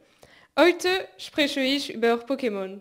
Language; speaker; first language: German; non-native, learner; French